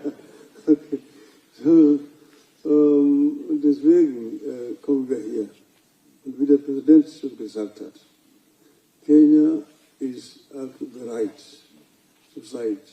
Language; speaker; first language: German; non-native, fluent; Luo (Kenya and Tanzania)